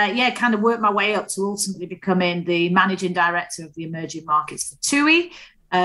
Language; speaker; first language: English; native; English